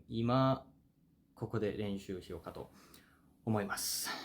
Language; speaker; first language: Japanese; non-native, fluent; Korean